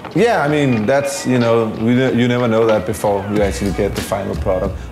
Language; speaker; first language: English; non-native, fluent; Danish